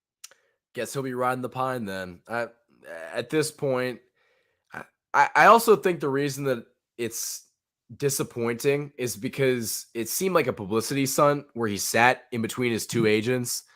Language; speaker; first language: English; native; English